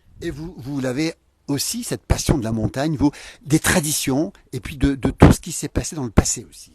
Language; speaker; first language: French; native; French